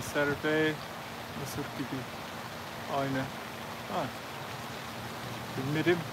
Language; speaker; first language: Turkish; non-native, learner; English